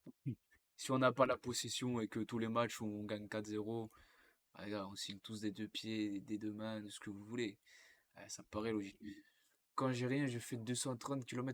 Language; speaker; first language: French; native; French